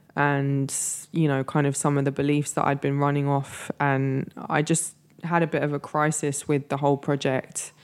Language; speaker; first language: English; native; English